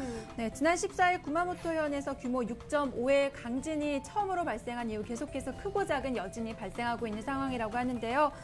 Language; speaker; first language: Korean; native; Korean